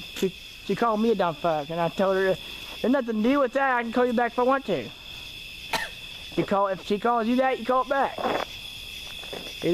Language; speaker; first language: English; native; English